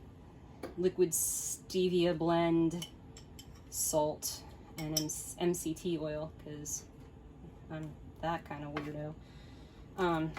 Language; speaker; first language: English; native; English